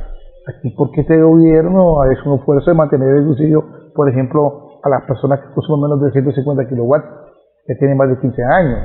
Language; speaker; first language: Spanish; native; Spanish